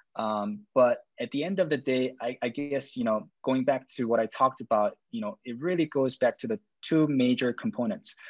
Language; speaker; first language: English; non-native, fluent; Korean